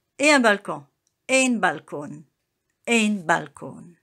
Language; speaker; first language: French; native; French